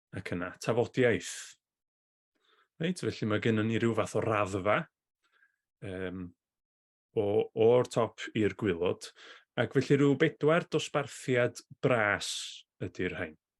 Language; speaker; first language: Welsh; native; Welsh